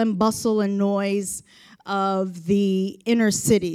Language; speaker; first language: English; native; English